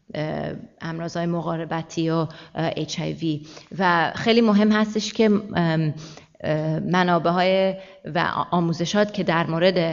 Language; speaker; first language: Persian; early bilingual, heritage; Persian